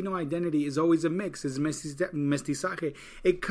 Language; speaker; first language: English; native; English